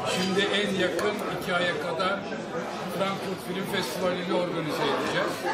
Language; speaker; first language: Turkish; native; Turkish